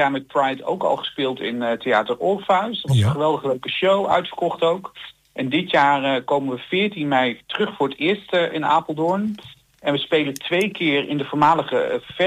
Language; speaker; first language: Dutch; native; Dutch